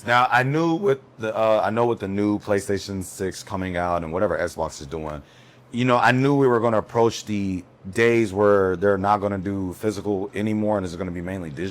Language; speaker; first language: English; native; English